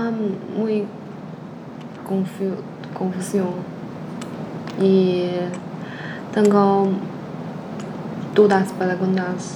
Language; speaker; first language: Spanish; non-native, learner; Chinese